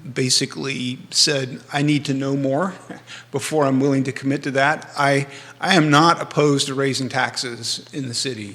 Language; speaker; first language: English; native; English